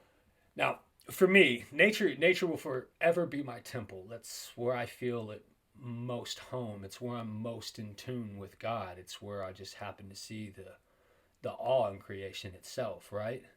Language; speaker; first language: English; native; English